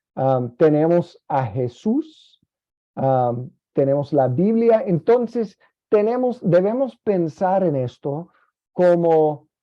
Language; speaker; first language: Spanish; non-native, fluent; English